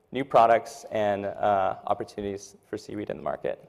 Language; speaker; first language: English; native; English